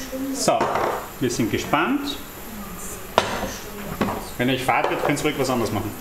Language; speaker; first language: German; native; German